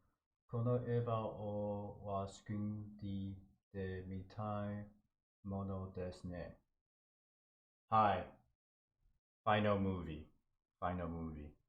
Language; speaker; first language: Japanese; non-native, learner; English